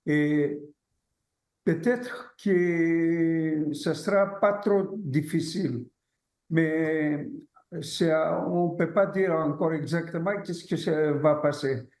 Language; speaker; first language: French; non-native, fluent; Greek